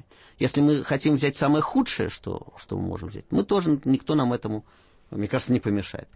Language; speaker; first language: Russian; native; Russian